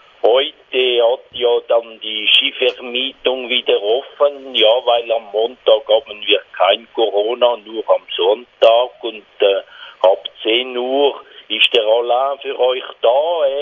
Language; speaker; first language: German; non-native, local second language; French